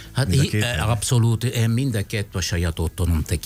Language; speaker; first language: Hungarian; non-native, fluent; Italian